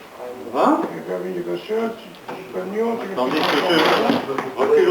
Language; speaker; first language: French; native; French